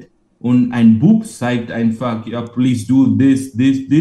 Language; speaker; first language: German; non-native, fluent; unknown